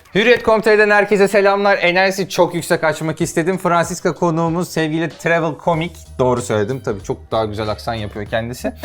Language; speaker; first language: Turkish; native; Turkish